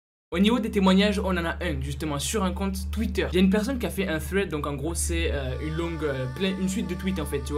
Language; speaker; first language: French; native; French